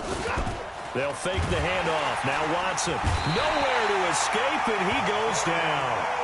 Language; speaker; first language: English; native; English